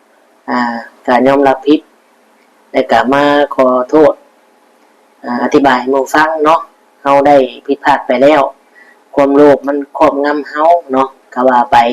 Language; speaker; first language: Thai; non-native, local second language; Northeastern Thai